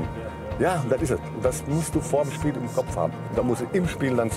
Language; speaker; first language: German; native; German